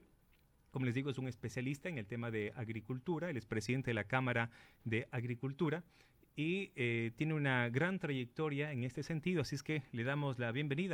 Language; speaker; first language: Spanish; native; Spanish